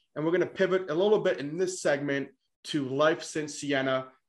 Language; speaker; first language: English; native; English